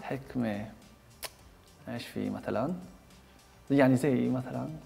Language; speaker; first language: Arabic; non-native, fluent; Korean